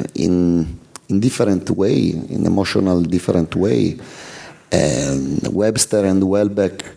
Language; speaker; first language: English; non-native, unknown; Italian